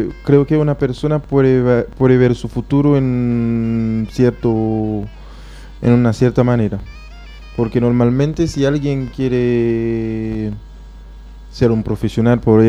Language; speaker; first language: Spanish; non-native, fluent; Haitian Creole